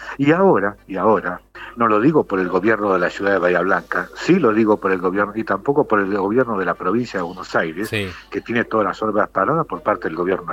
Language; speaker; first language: Spanish; native; Spanish